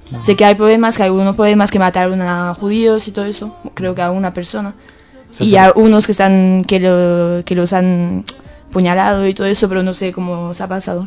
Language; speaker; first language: Spanish; non-native, fluent; French